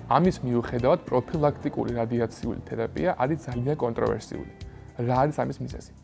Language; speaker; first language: Georgian; native; Georgian